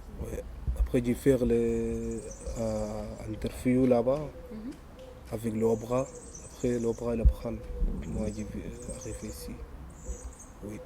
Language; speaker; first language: French; non-native, learner; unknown